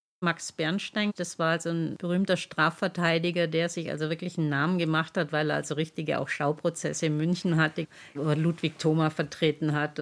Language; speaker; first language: German; native; German